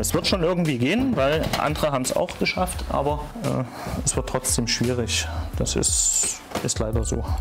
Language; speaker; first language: German; native; German